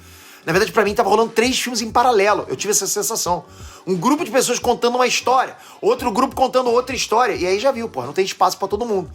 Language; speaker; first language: Portuguese; native; Portuguese